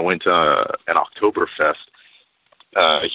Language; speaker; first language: English; native; English